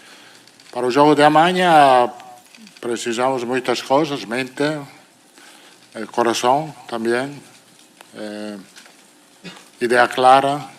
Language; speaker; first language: Portuguese; non-native, fluent; Italian